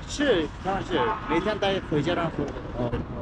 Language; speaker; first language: Chinese; non-native, learner; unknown